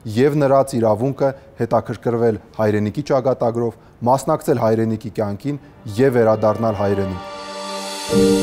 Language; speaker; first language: Armenian; early bilingual, heritage; Armenian